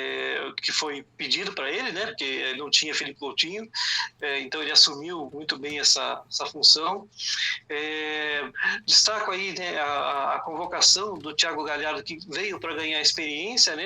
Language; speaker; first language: Portuguese; native; Portuguese